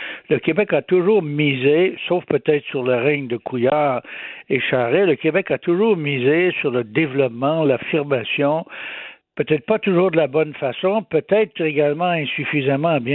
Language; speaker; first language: French; native; French